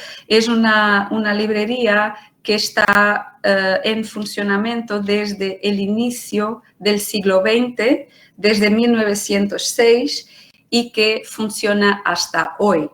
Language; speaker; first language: Spanish; non-native, fluent; Portuguese